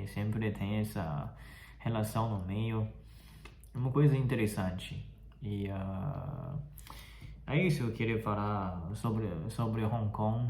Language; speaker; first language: Portuguese; non-native, fluent; Chinese